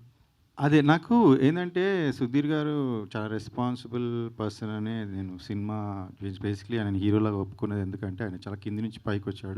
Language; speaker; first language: Telugu; native; Telugu